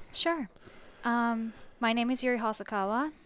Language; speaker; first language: English; early bilingual, other home language; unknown